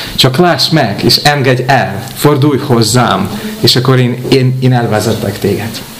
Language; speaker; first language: Hungarian; non-native, fluent; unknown